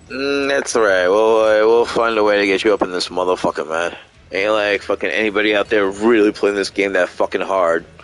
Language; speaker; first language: English; native; English